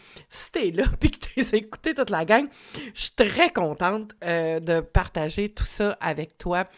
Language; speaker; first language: French; native; French